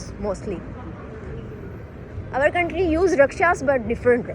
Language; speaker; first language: English; non-native, learner; Urdu